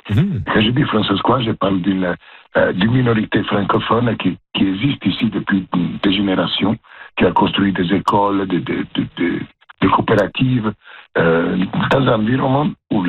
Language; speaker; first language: French; non-native, fluent; Italian